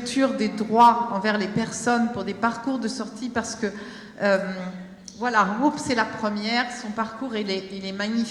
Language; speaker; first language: French; native; French